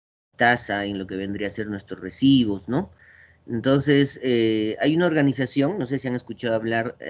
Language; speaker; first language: Spanish; native; Spanish